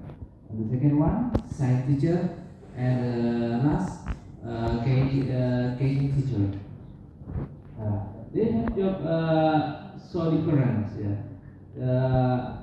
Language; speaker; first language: English; non-native, learner; Indonesian